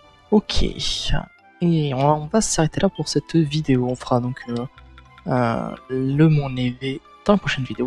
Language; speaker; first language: French; native; French